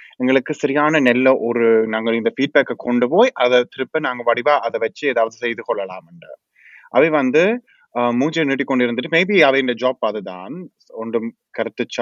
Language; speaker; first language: Tamil; early bilingual, heritage; Tamil